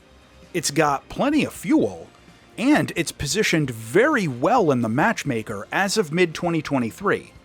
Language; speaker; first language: English; native; English